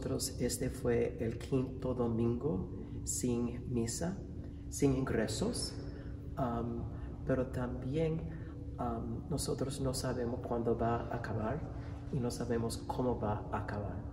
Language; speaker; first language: Spanish; non-native, fluent; English